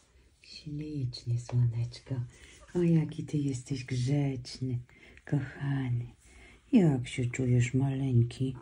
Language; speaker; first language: Polish; native; Polish